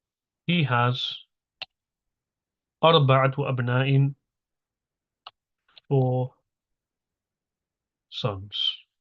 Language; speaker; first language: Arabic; non-native, fluent; English